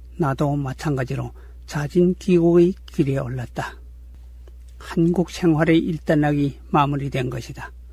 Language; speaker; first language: Korean; native; Korean